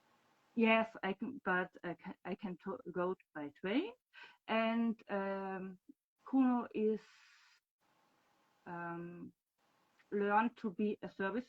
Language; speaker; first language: English; non-native, learner; German